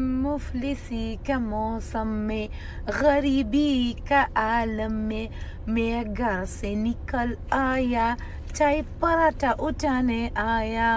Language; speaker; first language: Hindi; non-native, local second language; Pashto